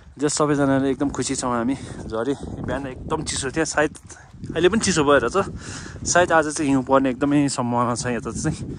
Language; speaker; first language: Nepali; non-native, local second language; Sherpa